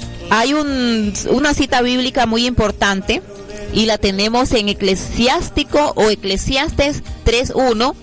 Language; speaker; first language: Spanish; native; Spanish